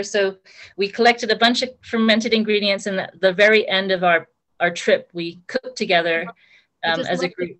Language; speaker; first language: English; native; English